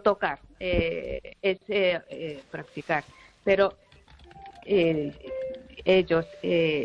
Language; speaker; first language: Spanish; non-native, learner; Japanese